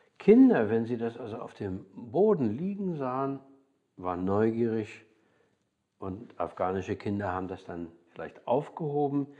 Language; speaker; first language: German; native; German